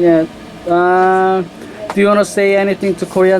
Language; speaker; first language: English; non-native, learner; Korean